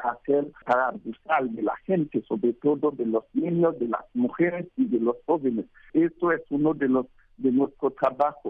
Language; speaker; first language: Spanish; non-native, fluent; Haitian Creole